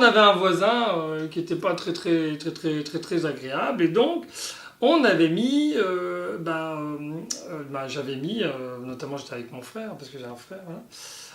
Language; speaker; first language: French; native; French